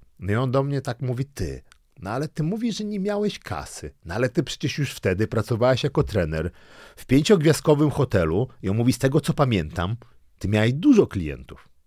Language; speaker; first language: Polish; early bilingual, other home language; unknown